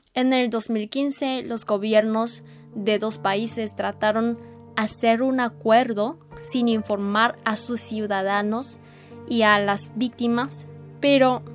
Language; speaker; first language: Spanish; non-native, fluent; Korean